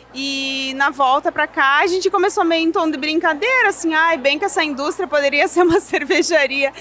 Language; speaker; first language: Portuguese; non-native, local second language; German